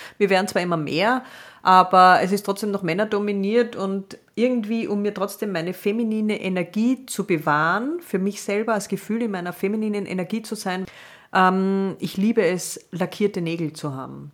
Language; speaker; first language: German; native; German